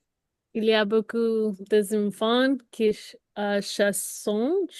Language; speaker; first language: French; non-native, learner; Spanish